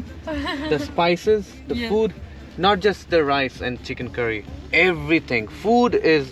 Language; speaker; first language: English; non-native, fluent; Hindi